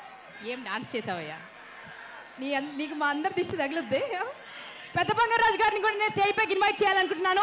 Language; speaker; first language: Telugu; native; Telugu